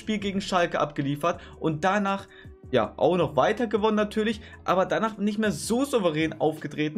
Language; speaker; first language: German; native; German